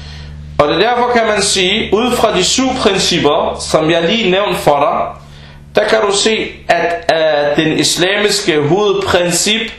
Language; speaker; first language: Danish; non-native, fluent; Arabic